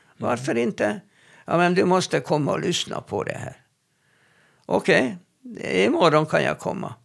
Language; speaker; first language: Swedish; non-native, fluent; Hebrew